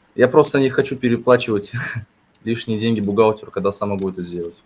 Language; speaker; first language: Russian; native; Russian